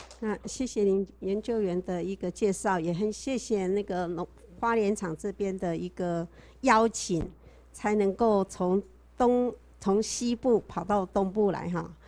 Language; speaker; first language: Chinese; native; Chinese